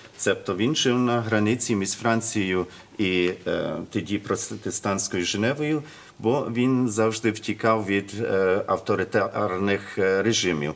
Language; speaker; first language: Ukrainian; early bilingual, heritage; Ukrainian